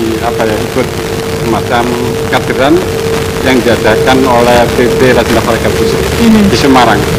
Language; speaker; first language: Indonesian; native; Indonesian